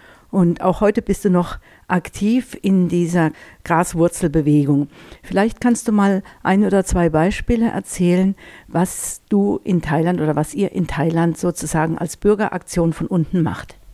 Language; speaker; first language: German; native; German